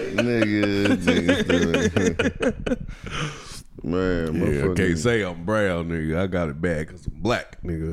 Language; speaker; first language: English; native; English